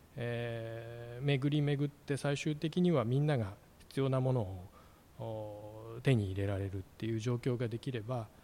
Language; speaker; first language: Japanese; native; Japanese